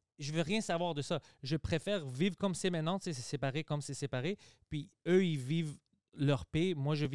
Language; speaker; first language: French; early bilingual, other home language; Greek